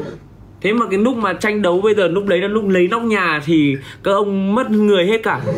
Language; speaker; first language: Vietnamese; native; Vietnamese